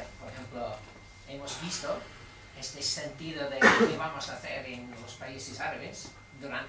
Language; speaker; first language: Spanish; non-native, fluent; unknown